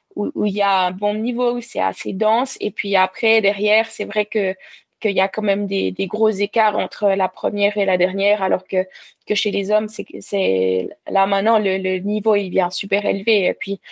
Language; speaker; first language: French; native; French